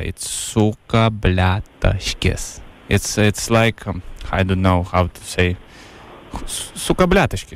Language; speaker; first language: English; non-native, learner; Lithuanian